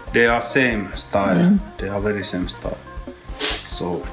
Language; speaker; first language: English; non-native, learner; Finnish